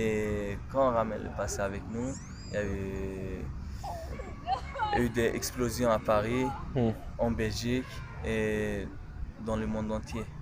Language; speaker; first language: French; non-native, local second language; Kurdish